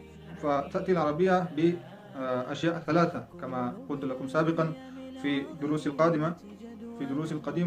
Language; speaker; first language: Arabic; non-native, fluent; Pashto